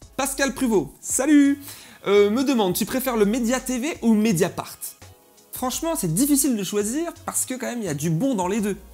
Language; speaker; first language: French; native; French